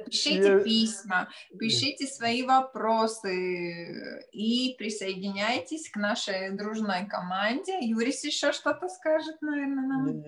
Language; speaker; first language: Russian; non-native, local second language; Latvian